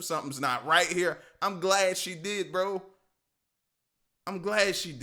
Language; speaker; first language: English; native; English